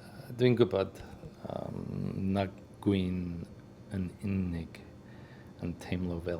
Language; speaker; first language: Welsh; non-native, learner; English